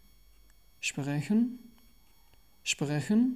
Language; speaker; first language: German; non-native, learner; Tajik